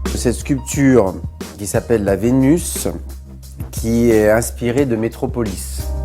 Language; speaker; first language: French; native; French